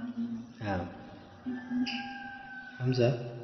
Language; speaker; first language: Arabic; non-native, fluent; Swahili